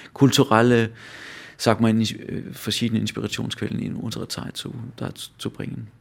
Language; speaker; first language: German; non-native, learner; Danish